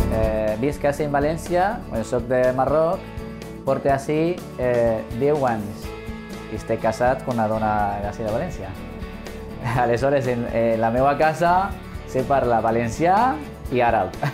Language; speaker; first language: Catalan; non-native, fluent; Arabic